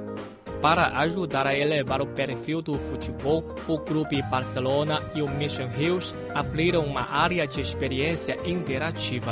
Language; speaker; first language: Portuguese; non-native, fluent; Chinese